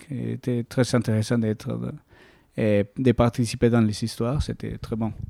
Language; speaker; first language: French; non-native, learner; Spanish